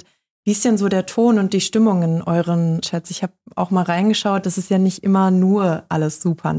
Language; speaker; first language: German; native; German